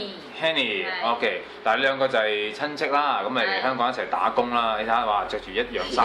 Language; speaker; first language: Cantonese; native; Cantonese